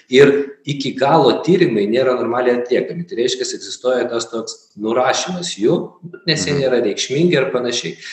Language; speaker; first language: Lithuanian; non-native, local second language; Polish